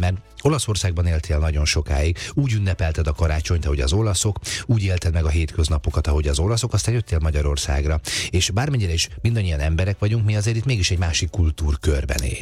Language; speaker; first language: Hungarian; native; Hungarian